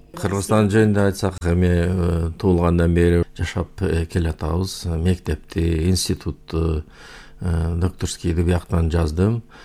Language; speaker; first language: Kyrgyz; non-native, local second language; Uyghur